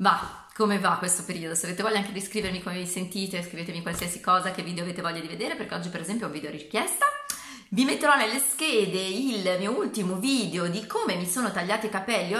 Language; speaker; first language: Italian; native; Italian